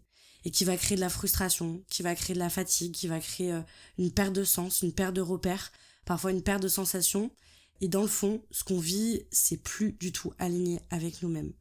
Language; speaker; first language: French; native; French